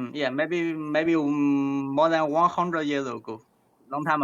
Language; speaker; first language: English; non-native, learner; Chinese